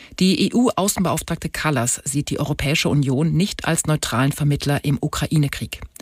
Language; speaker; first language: German; native; German